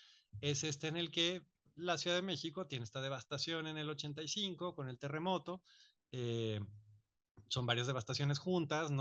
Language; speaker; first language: Spanish; native; Spanish